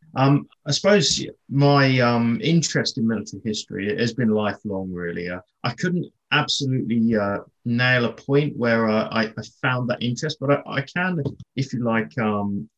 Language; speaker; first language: English; native; English